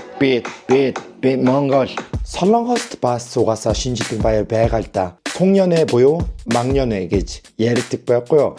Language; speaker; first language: Mongolian; non-native, fluent; Korean